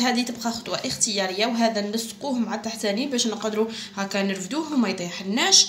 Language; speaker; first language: Arabic; native; Arabic